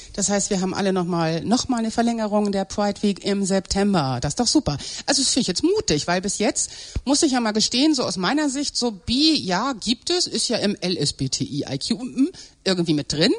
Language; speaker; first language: German; native; German